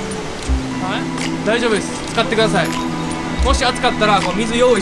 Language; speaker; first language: Japanese; native; Japanese